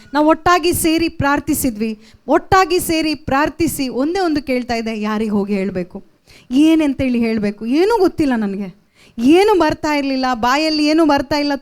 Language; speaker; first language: Kannada; non-native, local second language; Konkani